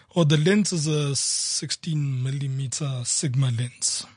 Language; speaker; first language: English; non-native, local second language; Zulu